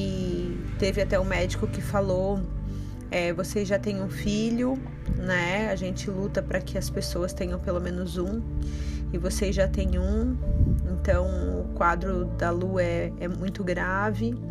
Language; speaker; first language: Portuguese; native; Portuguese